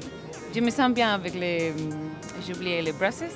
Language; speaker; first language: French; non-native, learner; Spanish